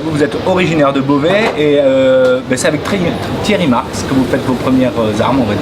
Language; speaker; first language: French; native; French